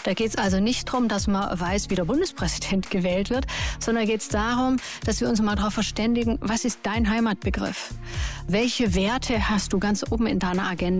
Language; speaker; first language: German; native; German